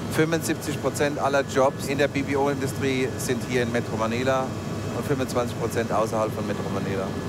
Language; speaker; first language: German; native; German